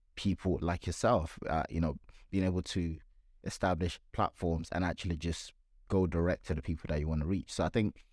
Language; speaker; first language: English; non-native, local second language; Yoruba